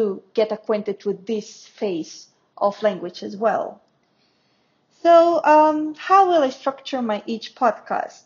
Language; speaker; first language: English; non-native, fluent; Russian